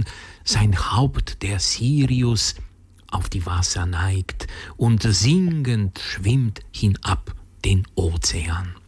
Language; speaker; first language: German; native; German